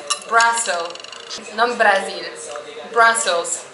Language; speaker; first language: Korean; non-native, fluent; Polish